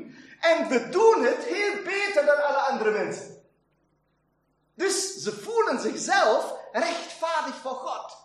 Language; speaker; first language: Dutch; non-native, fluent; German